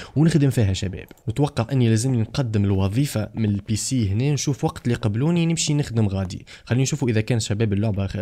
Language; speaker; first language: Arabic; native; Arabic